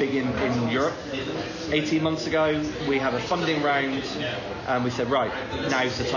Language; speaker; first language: English; native; English